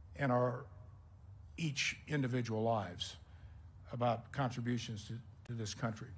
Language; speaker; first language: English; native; English